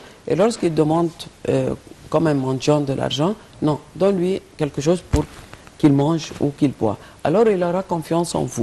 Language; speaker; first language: French; non-native, fluent; Arabic